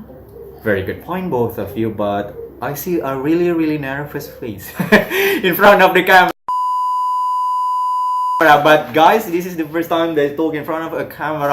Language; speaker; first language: English; non-native, fluent; Indonesian